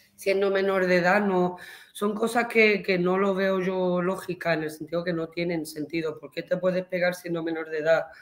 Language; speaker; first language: Spanish; early bilingual, heritage; Spanish